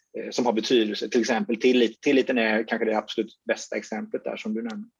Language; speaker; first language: Swedish; native; Swedish